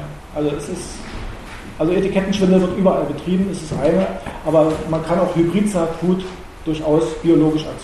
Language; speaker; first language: German; native; German